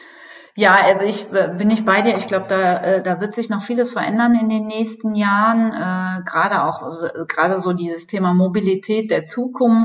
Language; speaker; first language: German; native; German